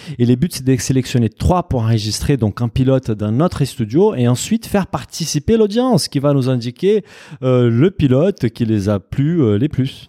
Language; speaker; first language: French; non-native, fluent; Portuguese